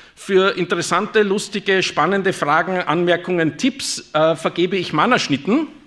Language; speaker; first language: German; native; German